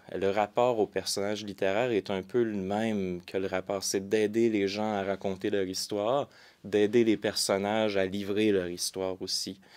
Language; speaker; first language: French; native; French